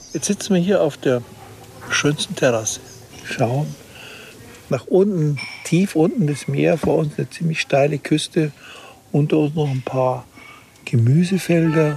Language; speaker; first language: German; native; German